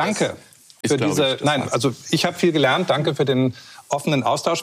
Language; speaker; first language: German; native; German